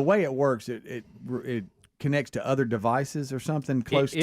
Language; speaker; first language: English; native; English